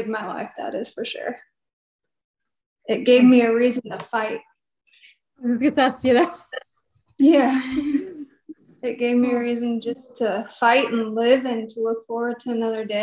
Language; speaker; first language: English; native; English